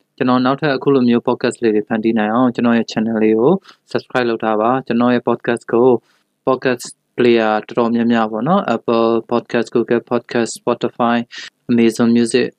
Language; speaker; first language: Burmese; native; Burmese